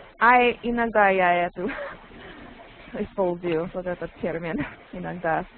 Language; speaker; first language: Russian; non-native, learner; English